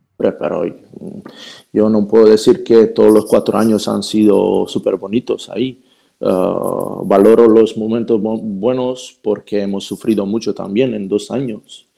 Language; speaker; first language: Spanish; non-native, fluent; Croatian